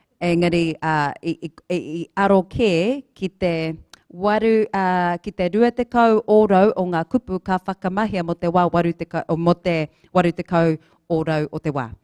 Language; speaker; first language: Māori; non-native, local second language; English